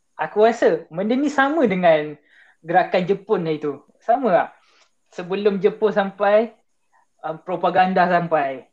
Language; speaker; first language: Malay; native; Malay